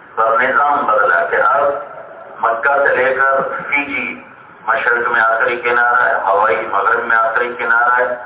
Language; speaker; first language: Urdu; non-native, local second language; Punjabi